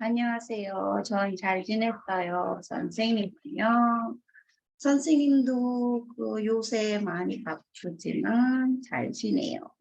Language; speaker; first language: Korean; non-native, fluent; Filipino